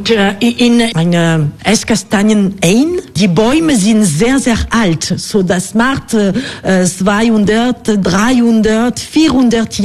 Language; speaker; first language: German; non-native, fluent; French